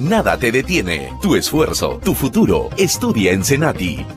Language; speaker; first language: Spanish; native; Spanish